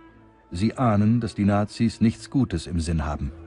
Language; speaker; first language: German; native; German